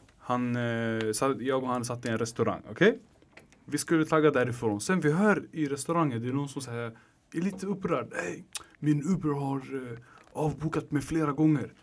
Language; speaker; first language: Swedish; native; Swedish